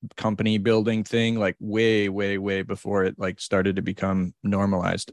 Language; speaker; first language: English; native; English